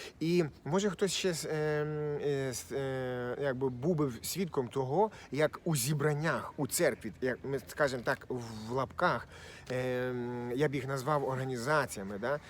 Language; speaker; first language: Ukrainian; non-native, local second language; Russian